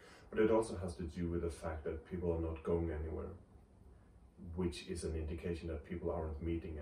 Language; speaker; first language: English; non-native, fluent; Norwegian